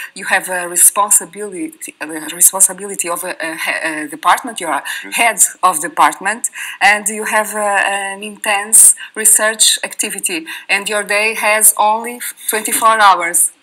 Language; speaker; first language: English; non-native, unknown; Portuguese